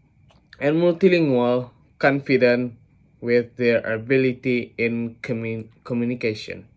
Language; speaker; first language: English; non-native, learner; Indonesian